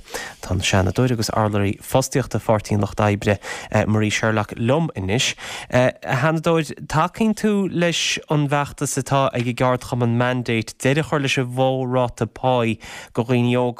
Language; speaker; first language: Irish; native; Irish